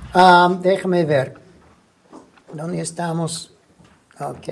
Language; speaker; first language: Spanish; non-native, fluent; English